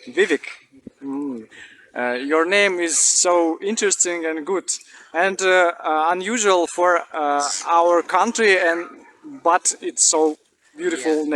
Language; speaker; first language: English; non-native, learner; Russian